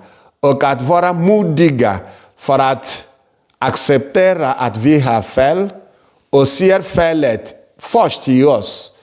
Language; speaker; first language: Swedish; non-native, fluent; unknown